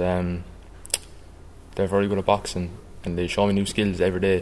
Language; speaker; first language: English; native; English